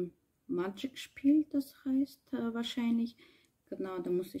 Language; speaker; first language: German; non-native, learner; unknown